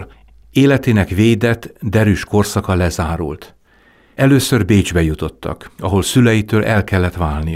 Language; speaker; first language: Hungarian; native; Hungarian